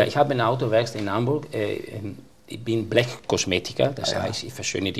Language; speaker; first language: German; non-native, fluent; Italian